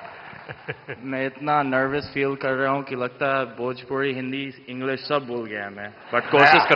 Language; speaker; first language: Hindi; non-native, fluent; English